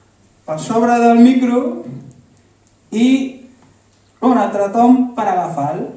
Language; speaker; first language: Catalan; early bilingual, other home language; Arabic